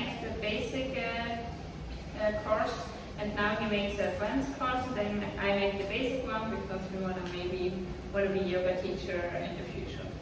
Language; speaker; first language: English; non-native, fluent; Swiss German